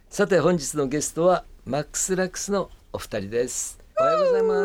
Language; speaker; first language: Japanese; native; Japanese